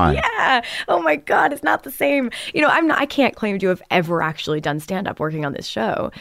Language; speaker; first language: English; native; English